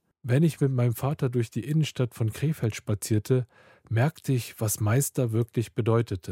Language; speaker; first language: German; early bilingual, other home language; Korean